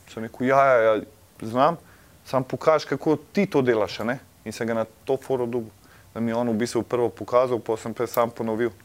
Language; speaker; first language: Slovenian; native; Slovenian